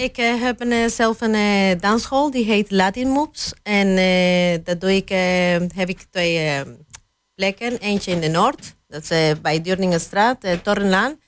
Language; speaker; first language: Dutch; non-native, fluent; Spanish